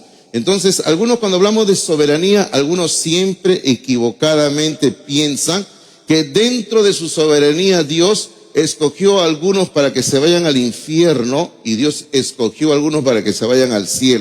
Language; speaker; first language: Spanish; native; Spanish